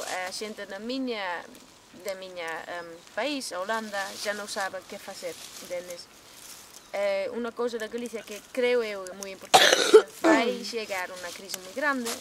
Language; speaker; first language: Galician; non-native, learner; Dutch